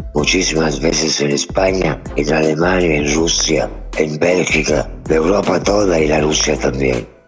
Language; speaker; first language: Spanish; non-native, fluent; Italian